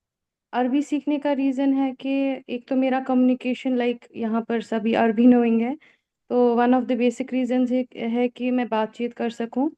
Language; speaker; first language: Hindi; non-native, local second language; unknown